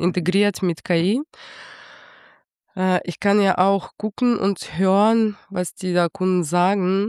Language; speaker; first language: German; non-native, fluent; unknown